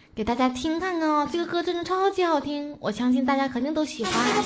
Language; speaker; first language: Chinese; native; Chinese